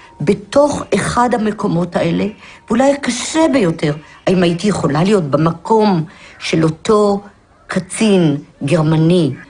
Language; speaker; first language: Hebrew; early bilingual, other home language; Polish